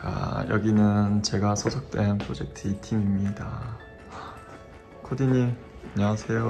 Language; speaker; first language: Korean; non-native, fluent; Mongolian